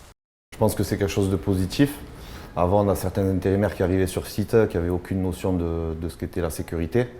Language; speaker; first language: French; native; French